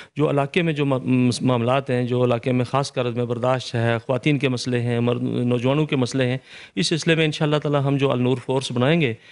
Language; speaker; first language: Urdu; non-native, local second language; Punjabi